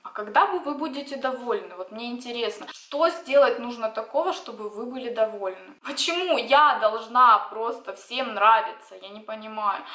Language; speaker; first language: Russian; native; Russian